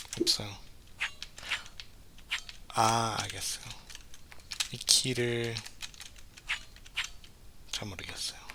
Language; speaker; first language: Korean; non-native, learner; English